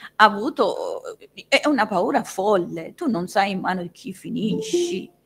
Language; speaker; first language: Italian; non-native, fluent; Persian